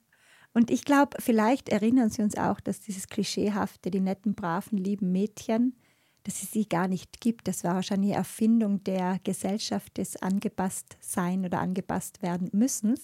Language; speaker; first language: German; native; German